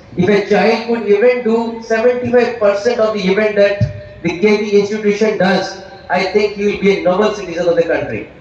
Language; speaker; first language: English; non-native, local second language; Hindi